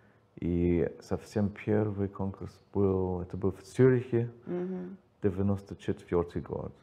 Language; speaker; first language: Russian; non-native, learner; English